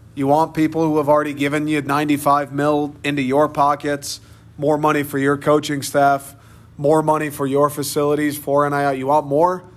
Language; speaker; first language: English; native; English